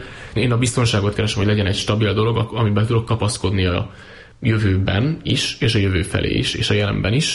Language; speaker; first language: Hungarian; native; Hungarian